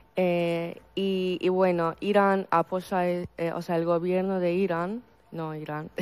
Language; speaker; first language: Spanish; non-native, fluent; Persian